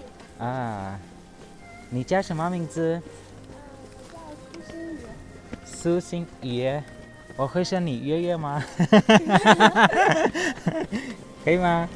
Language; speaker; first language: Chinese; non-native, learner; Hindi